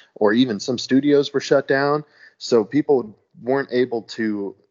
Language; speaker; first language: English; native; English